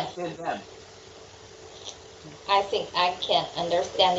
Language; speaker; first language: English; non-native, learner; Chinese